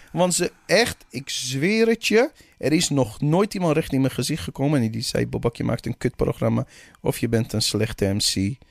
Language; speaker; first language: Dutch; early bilingual, other home language; Persian